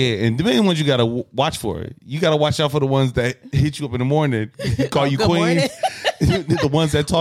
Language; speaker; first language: English; native; English